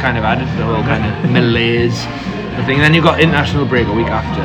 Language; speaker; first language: English; native; English